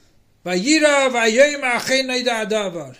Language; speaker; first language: Hebrew; non-native, fluent; English